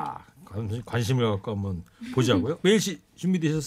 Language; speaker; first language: Korean; native; Korean